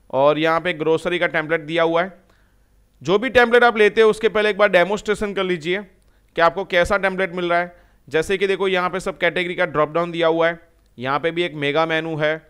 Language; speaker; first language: Hindi; non-native, local second language; Gujarati